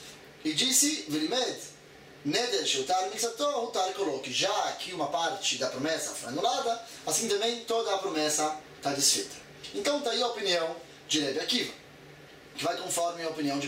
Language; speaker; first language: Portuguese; native; Portuguese